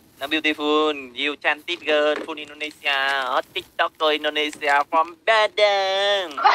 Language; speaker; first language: English; non-native, learner; Vietnamese